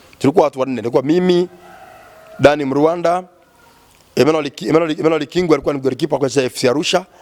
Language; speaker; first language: Swahili; native; Swahili